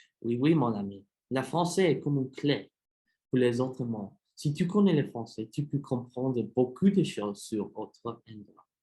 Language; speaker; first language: French; non-native, learner; English